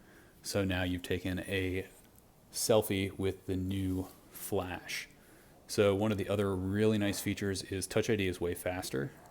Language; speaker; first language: English; native; English